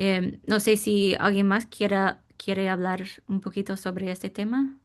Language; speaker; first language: Spanish; non-native, fluent; English